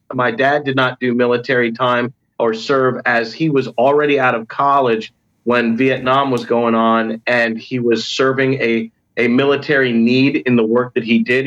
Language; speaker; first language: English; native; English